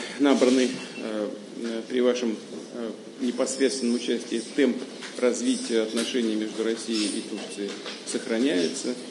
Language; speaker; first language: Russian; native; Russian